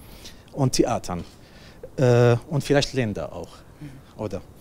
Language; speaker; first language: German; non-native, learner; Arabic